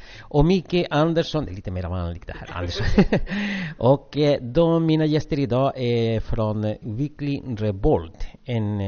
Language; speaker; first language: Swedish; non-native, fluent; Spanish